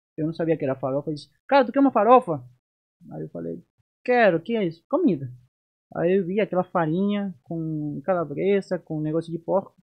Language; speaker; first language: Portuguese; non-native, fluent; Spanish